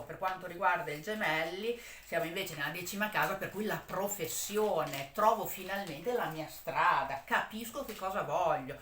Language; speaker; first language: Italian; native; Italian